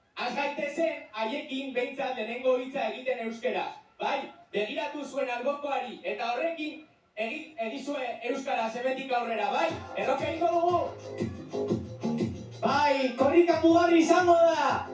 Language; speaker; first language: Basque; non-native, local second language; Spanish